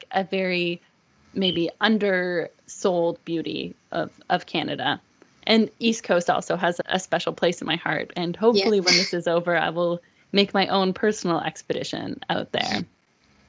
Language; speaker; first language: English; native; English